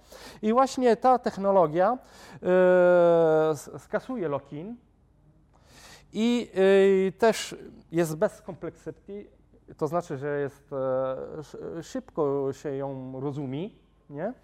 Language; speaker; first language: Polish; non-native, fluent; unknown